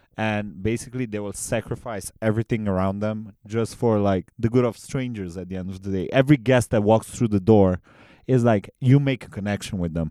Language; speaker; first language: English; non-native, fluent; Romanian